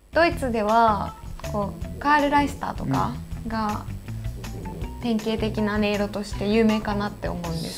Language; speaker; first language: Japanese; native; Japanese